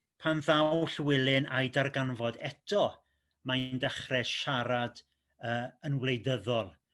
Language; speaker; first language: Welsh; native; Welsh